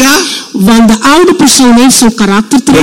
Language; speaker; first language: Dutch; non-native, local second language; Papiamento